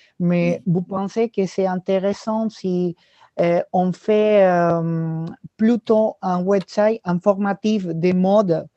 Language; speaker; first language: French; non-native, learner; Spanish